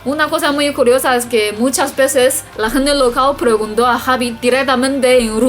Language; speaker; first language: Spanish; non-native, fluent; Chinese